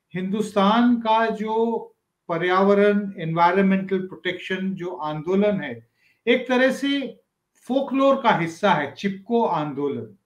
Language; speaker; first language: Hindi; native; Hindi